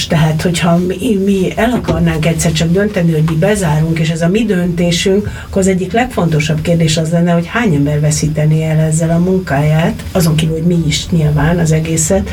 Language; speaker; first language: Hungarian; native; Hungarian